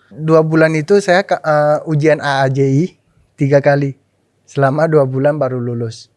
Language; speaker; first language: Indonesian; non-native, local second language; Min Nan Chinese